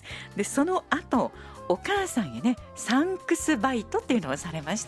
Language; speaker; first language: Japanese; native; Japanese